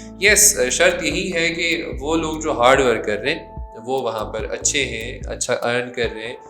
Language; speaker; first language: Urdu; non-native, local second language; Pahari-Potwari